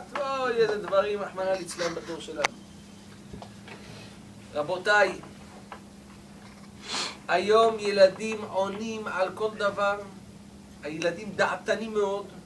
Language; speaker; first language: Hebrew; native; Hebrew